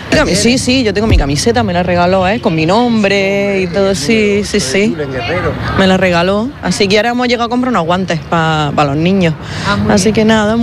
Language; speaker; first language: Spanish; native; Spanish